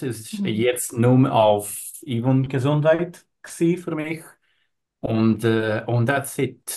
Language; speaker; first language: German; non-native, learner; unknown